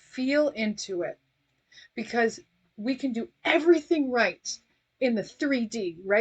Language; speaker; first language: English; native; English